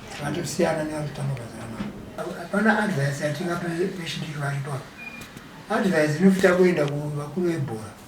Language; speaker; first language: Shona; native; Shona